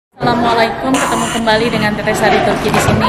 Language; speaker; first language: Indonesian; native; Indonesian